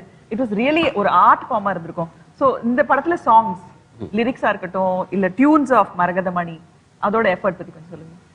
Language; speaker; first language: Tamil; native; Tamil